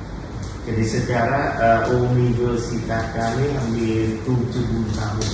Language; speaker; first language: Indonesian; non-native, fluent; Vietnamese